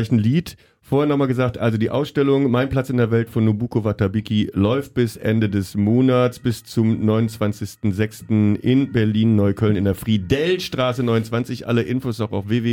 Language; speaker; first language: German; native; German